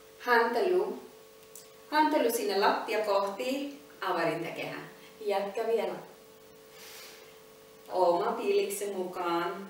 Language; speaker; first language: Finnish; non-native, learner; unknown